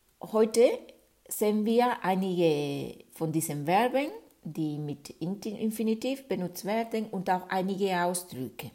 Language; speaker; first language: German; non-native, fluent; Spanish